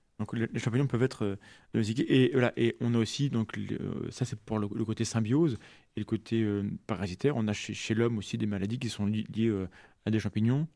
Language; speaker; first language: French; native; French